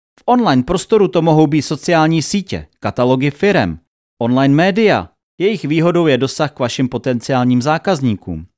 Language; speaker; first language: Czech; native; Czech